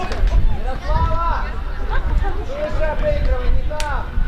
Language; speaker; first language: Russian; native; Russian